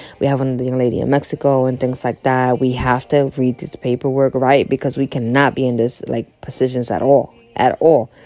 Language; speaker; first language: English; early bilingual, other home language; Spanish